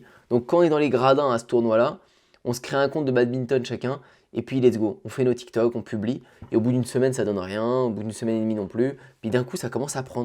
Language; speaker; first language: French; native; French